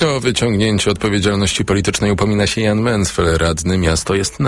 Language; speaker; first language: Polish; native; Polish